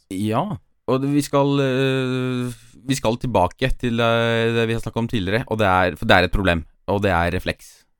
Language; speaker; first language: Norwegian; early bilingual, other home language; Polish